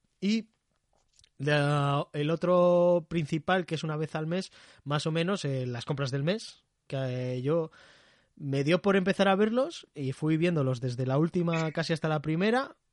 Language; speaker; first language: Spanish; native; Spanish